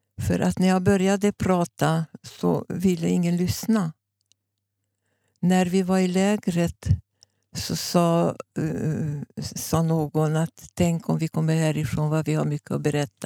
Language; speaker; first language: Swedish; non-native, fluent; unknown